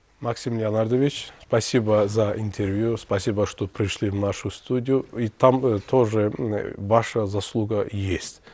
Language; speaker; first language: Russian; non-native, local second language; Azerbaijani